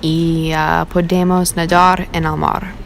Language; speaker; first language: Spanish; non-native, learner; English